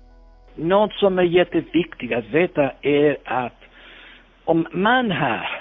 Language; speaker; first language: Swedish; non-native, fluent; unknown